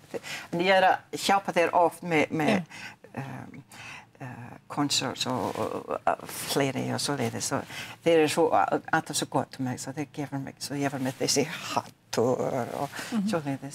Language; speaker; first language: Icelandic; non-native, learner; English